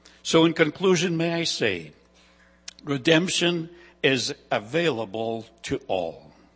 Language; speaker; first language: English; non-native, fluent; Ukrainian